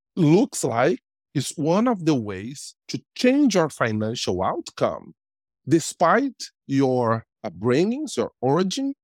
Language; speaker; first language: English; non-native, fluent; Portuguese